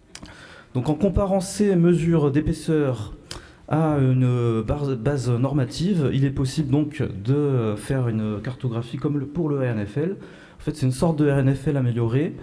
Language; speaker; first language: French; native; French